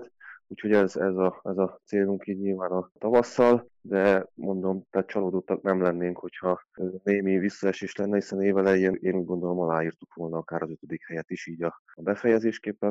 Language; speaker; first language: Hungarian; native; Hungarian